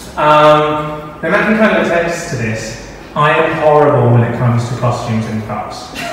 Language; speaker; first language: English; native; English